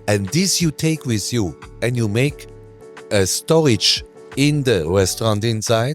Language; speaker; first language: English; non-native, learner; German